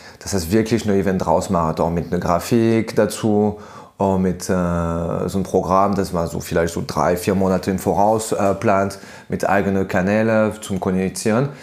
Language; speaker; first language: German; non-native, fluent; French